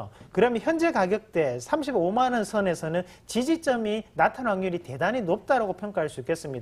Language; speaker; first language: Korean; native; Korean